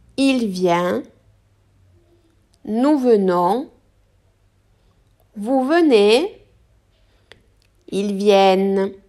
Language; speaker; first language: French; non-native, fluent; Italian